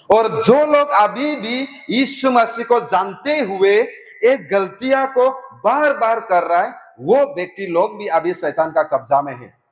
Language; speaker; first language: Hindi; non-native, local second language; Assamese